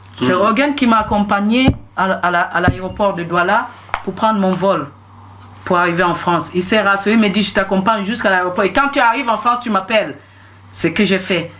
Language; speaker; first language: French; non-native, local second language; Duala